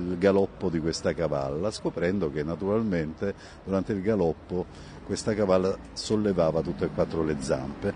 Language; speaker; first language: Italian; native; Italian